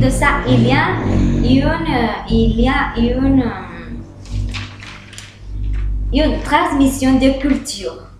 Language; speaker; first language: French; non-native, learner; Spanish